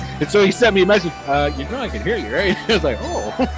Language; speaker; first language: English; native; English